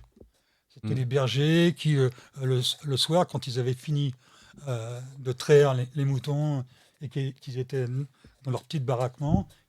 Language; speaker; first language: French; native; French